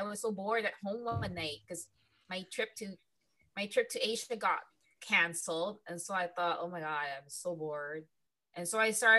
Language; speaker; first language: English; non-native, local second language; Filipino